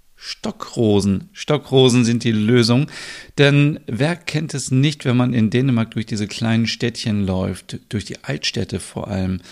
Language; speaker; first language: German; native; German